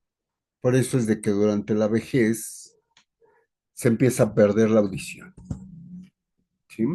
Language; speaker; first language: Spanish; native; Spanish